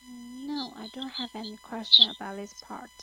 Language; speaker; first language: English; non-native, learner; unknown